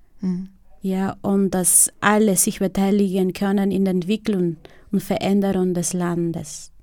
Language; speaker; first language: German; non-native, fluent; Spanish